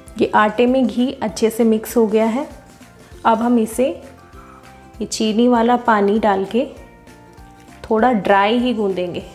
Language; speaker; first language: Hindi; native; Hindi